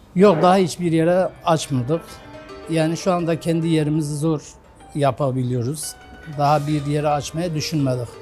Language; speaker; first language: Turkish; native; Turkish